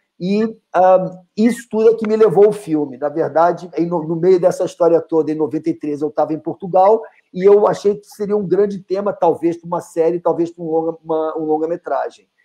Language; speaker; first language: Portuguese; native; Portuguese